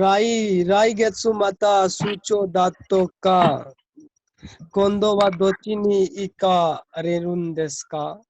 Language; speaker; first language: Japanese; non-native, learner; Hindi